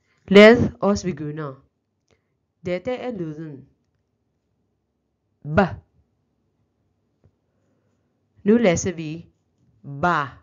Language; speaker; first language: Danish; non-native, learner; Filipino